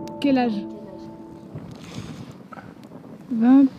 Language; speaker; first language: French; native; French